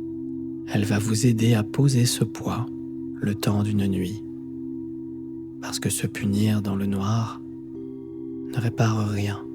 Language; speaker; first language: French; native; French